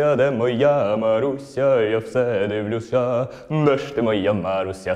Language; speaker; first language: Ukrainian; non-native, fluent; German